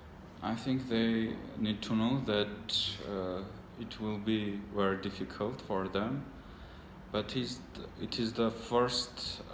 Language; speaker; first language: English; non-native, learner; Armenian